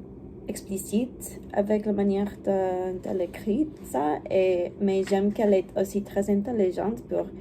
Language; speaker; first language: French; non-native, learner; English